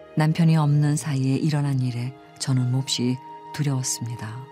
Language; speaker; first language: Korean; non-native, fluent; Persian